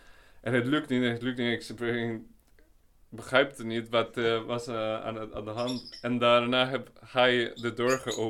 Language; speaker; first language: Dutch; non-native, learner; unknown